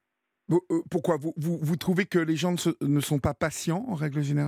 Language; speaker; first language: French; native; French